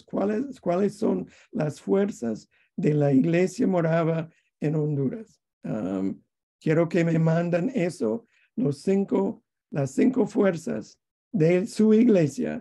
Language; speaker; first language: Spanish; non-native, fluent; English